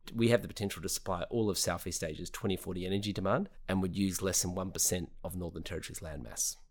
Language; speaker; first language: English; native; English